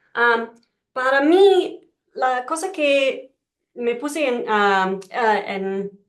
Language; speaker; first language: Spanish; non-native, learner; English